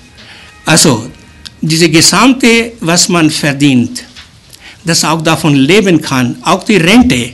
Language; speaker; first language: German; early bilingual, other home language; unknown